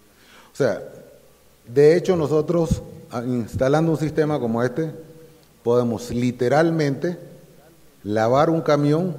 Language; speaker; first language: Spanish; native; Spanish